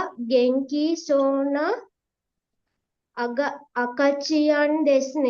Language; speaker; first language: Japanese; non-native, learner; Sinhala